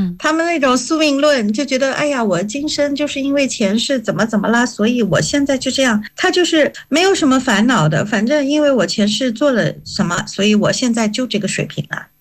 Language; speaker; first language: Chinese; native; Chinese